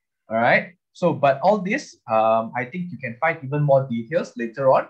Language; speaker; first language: English; non-native, local second language; Chinese